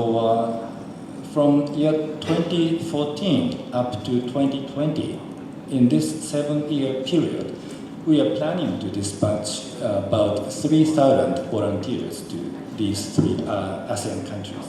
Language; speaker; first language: English; non-native, fluent; Japanese